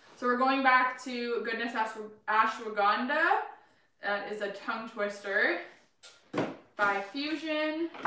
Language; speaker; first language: English; native; English